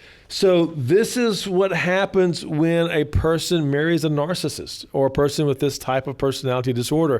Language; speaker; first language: English; native; English